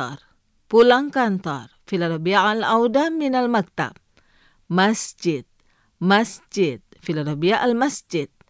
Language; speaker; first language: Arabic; non-native, fluent; Indonesian